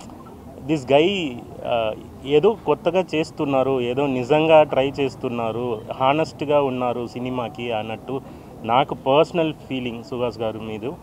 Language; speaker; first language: Telugu; non-native, fluent; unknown